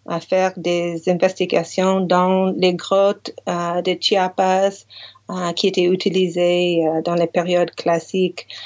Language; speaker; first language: French; non-native, fluent; English